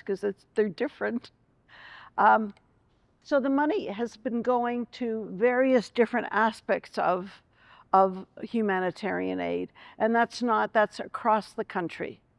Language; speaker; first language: English; early bilingual, other home language; Ukrainian